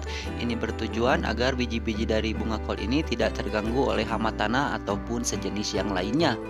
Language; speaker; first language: Indonesian; native; Indonesian